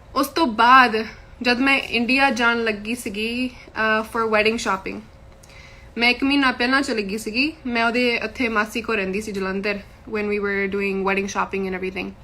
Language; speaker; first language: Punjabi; early bilingual, heritage; Punjabi